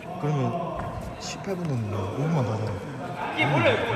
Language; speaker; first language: Korean; native; Korean